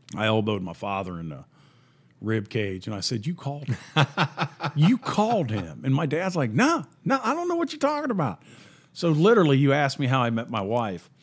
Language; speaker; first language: English; native; English